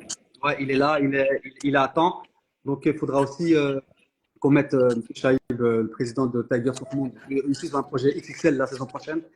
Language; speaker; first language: French; native; French